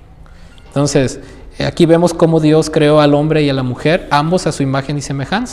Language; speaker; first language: Spanish; native; Spanish